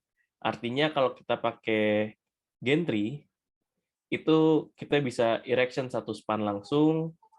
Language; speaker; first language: Indonesian; native; Indonesian